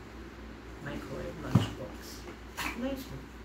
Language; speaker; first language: English; non-native, local second language; Filipino